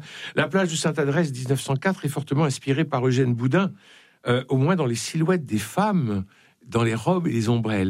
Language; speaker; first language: French; native; French